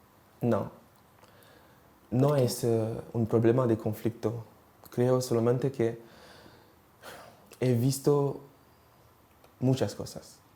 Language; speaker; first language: Spanish; non-native, learner; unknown